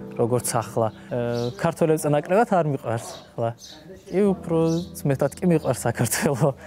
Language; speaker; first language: Georgian; non-native, local second language; Azerbaijani